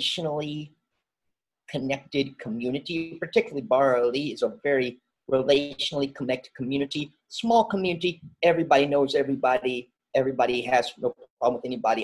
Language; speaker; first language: English; native; English